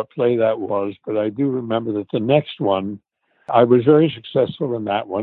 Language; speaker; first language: English; native; English